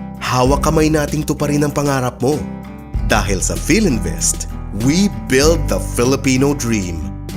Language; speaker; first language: Filipino; native; Filipino